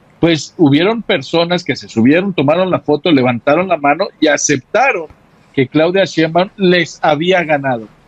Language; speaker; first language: Spanish; native; Spanish